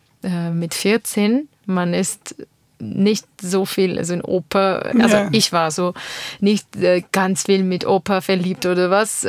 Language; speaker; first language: German; non-native, learner; Armenian